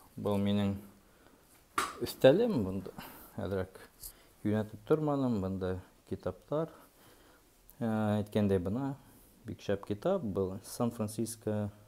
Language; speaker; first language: Tatar; non-native, local second language; Bashkir